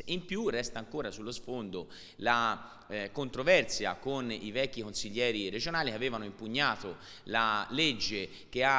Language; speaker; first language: Italian; native; Italian